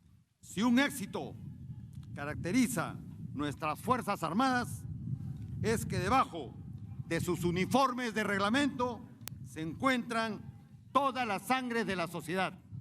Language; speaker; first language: Spanish; native; Spanish